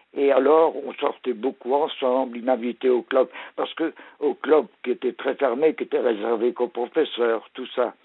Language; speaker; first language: French; early bilingual, other home language; Polish